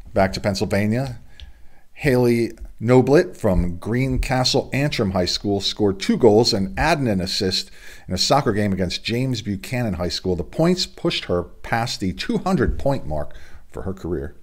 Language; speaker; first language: English; native; English